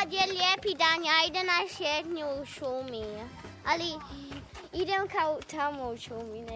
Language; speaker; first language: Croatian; non-native, learner; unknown